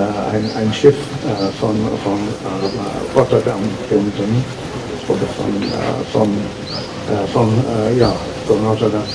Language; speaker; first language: German; early bilingual, heritage; German